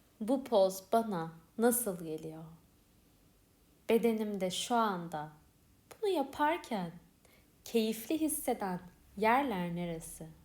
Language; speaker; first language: Turkish; native; Turkish